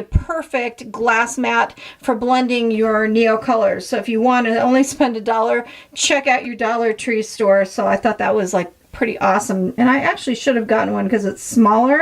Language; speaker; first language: English; native; English